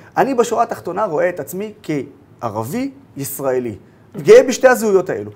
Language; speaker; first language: Hebrew; non-native, local second language; Arabic